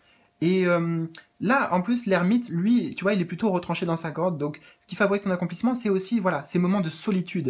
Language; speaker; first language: French; native; French